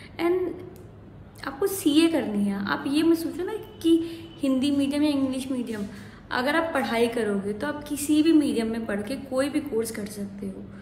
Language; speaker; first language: Hindi; native; Hindi